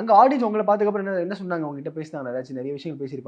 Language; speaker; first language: Tamil; native; Tamil